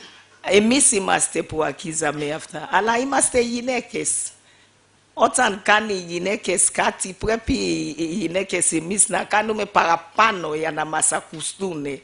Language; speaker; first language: Greek; non-native, fluent; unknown